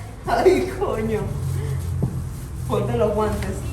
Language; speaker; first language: Spanish; native; Spanish